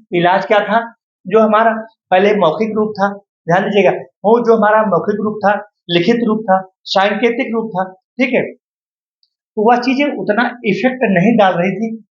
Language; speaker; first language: Hindi; native; Hindi